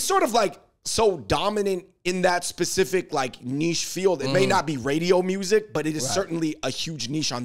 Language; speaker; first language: English; native; English